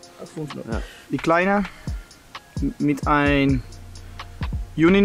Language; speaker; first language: German; non-native, learner; Dutch